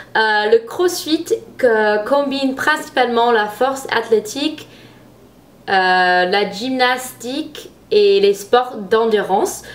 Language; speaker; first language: French; non-native, fluent; English